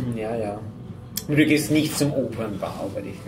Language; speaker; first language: German; non-native, fluent; English